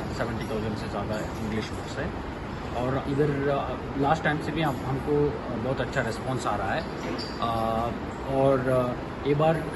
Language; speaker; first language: Hindi; non-native, local second language; Kannada